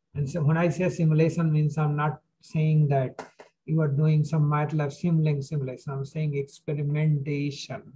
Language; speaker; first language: English; non-native, local second language; Hindi